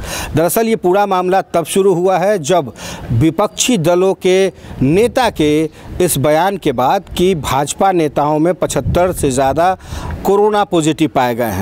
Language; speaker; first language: Hindi; native; Hindi